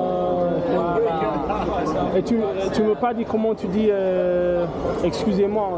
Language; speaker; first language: French; non-native, learner; English